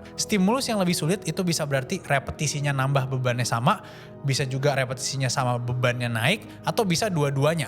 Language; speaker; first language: Indonesian; native; Indonesian